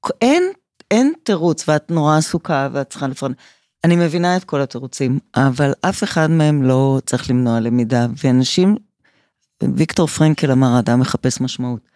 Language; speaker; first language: Hebrew; native; Hebrew